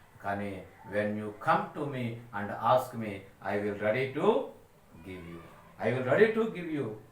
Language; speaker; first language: English; non-native, local second language; Telugu